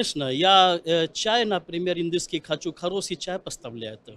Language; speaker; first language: Russian; non-native, learner; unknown